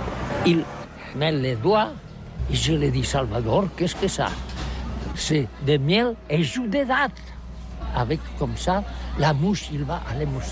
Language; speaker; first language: French; non-native, learner; Catalan